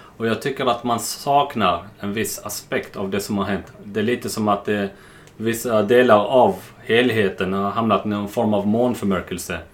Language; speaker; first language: Swedish; non-native, fluent; Arabic